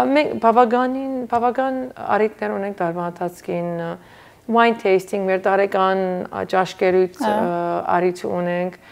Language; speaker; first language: Armenian; early bilingual, heritage; Armenian